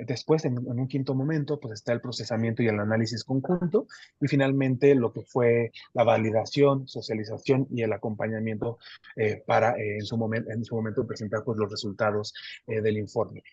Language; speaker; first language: Spanish; native; Spanish